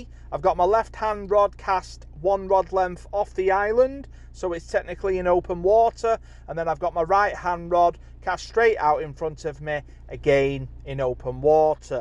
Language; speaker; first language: English; native; English